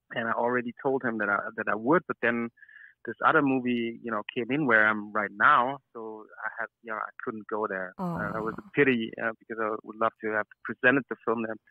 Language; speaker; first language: English; non-native, fluent; German